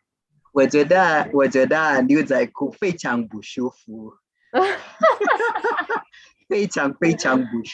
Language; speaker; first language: Chinese; non-native, fluent; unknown